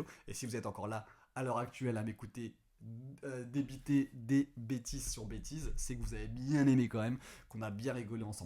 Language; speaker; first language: French; native; French